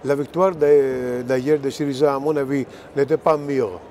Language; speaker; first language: French; non-native, fluent; Greek